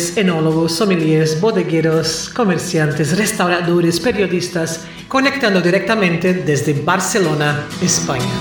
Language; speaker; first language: Spanish; native; Spanish